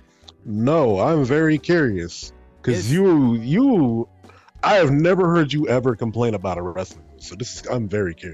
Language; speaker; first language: English; native; English